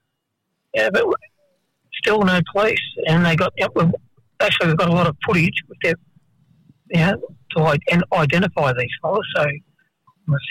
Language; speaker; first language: English; native; English